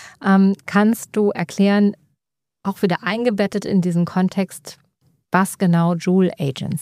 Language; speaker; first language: German; native; German